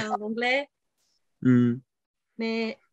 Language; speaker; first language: French; non-native, fluent; Bulgarian